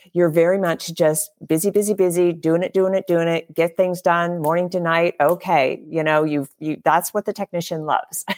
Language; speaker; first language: English; native; English